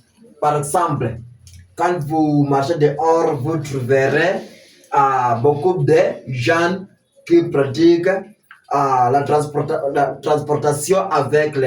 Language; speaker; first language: French; non-native, fluent; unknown